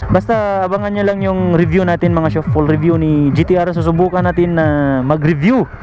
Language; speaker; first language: Filipino; non-native, local second language; Cebuano